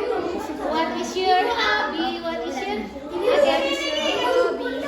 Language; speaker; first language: English; non-native, fluent; Indonesian